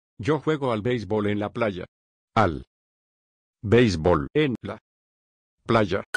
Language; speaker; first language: Spanish; non-native, learner; Swedish